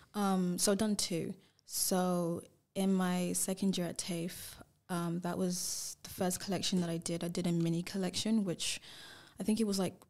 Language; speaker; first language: English; native; English